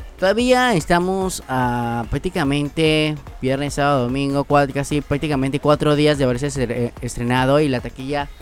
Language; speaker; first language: Spanish; native; Spanish